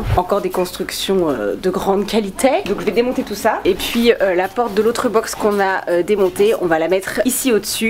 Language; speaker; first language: French; native; French